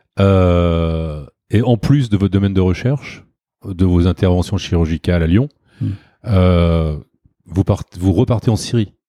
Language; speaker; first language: French; native; French